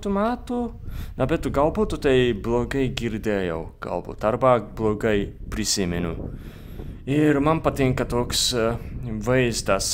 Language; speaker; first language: Lithuanian; non-native, fluent; Japanese